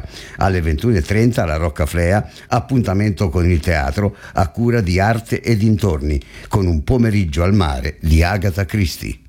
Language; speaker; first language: Italian; native; Italian